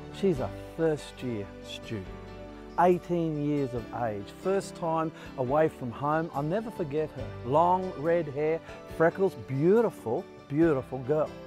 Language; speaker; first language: English; native; English